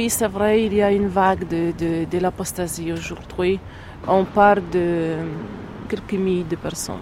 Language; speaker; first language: French; non-native, fluent; Polish